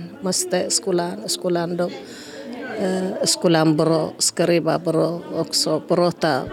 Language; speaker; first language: Swedish; non-native, learner; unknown